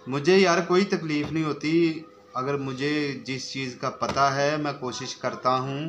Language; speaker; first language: Urdu; non-native, local second language; Punjabi